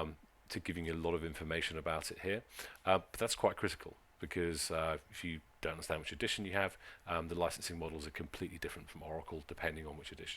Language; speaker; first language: English; native; English